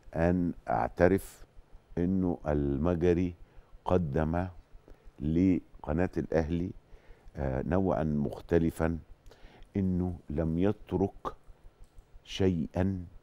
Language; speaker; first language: Arabic; native; Arabic